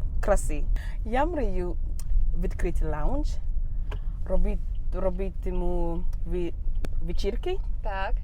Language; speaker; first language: Ukrainian; non-native, learner; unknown